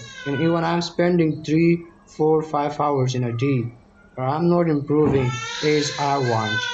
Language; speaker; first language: English; non-native, learner; Pashto